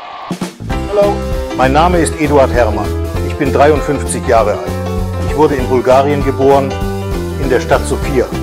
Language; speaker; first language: German; non-native, fluent; Bulgarian